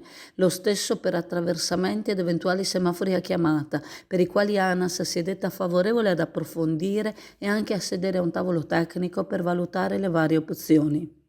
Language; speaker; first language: Italian; native; Italian